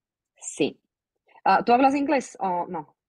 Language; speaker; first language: Spanish; non-native, fluent; Slovak